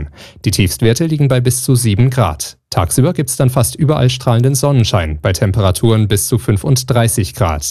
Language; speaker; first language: German; native; German